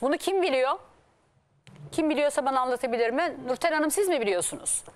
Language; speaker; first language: Turkish; native; Turkish